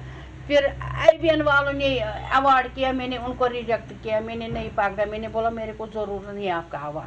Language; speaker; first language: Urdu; non-native, local second language; Kashmiri